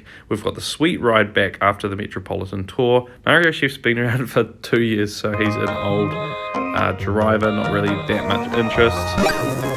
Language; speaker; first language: English; native; English